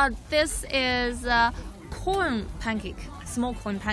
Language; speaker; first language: English; non-native, fluent; Chinese